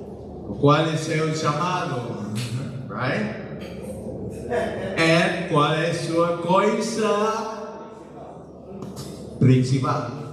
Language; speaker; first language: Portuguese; non-native, learner; English